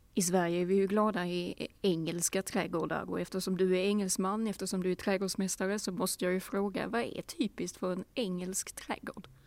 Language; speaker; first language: Swedish; native; Swedish